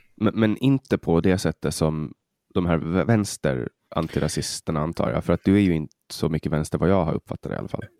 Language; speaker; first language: Swedish; native; Swedish